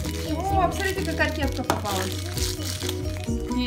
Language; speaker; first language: Russian; native; Russian